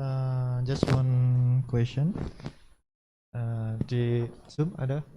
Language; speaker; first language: English; non-native, learner; Indonesian